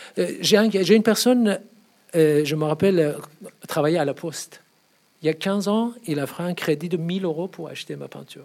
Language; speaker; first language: French; non-native, fluent; Persian